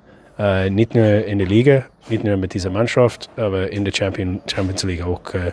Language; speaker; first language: German; non-native, fluent; English